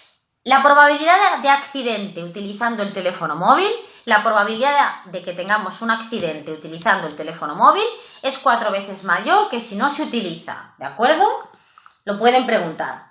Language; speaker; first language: Spanish; native; Spanish